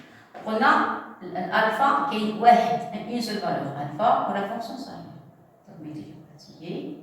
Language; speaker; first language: French; non-native, local second language; Arabic